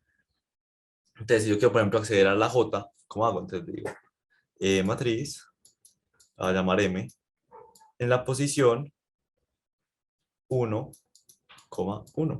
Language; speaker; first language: Spanish; native; Spanish